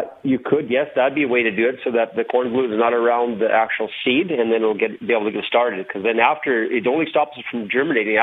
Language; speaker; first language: English; native; English